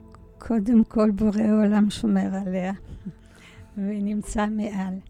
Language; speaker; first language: Hebrew; early bilingual, other home language; Polish